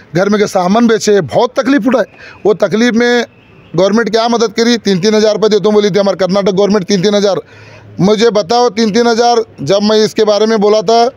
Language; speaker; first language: Hindi; native; Hindi